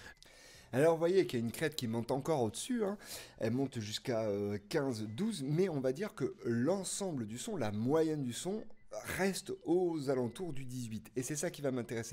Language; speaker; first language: French; native; French